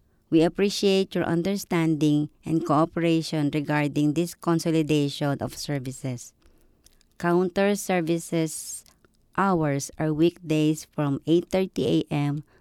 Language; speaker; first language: English; non-native, local second language; Filipino